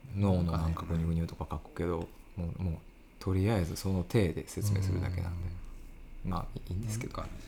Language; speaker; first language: Japanese; native; Japanese